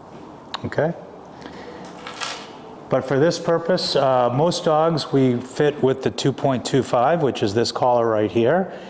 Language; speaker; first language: English; native; English